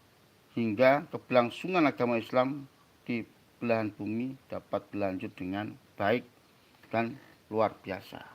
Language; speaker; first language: Indonesian; native; Indonesian